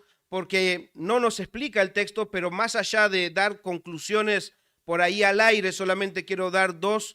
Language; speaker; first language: Spanish; native; Spanish